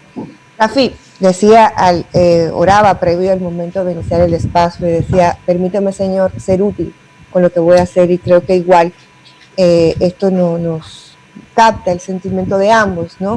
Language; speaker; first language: Spanish; native; Spanish